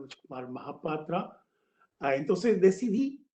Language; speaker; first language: Spanish; non-native, fluent; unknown